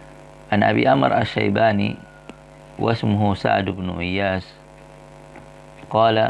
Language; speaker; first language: Arabic; non-native, fluent; Indonesian